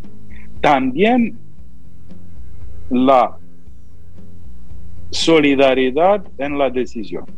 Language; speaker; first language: Spanish; non-native, fluent; Romanian